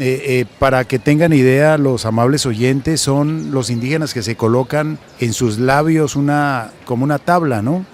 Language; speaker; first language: Spanish; native; Spanish